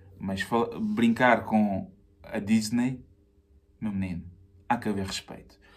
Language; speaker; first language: Portuguese; native; Portuguese